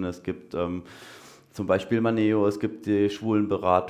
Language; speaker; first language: German; native; German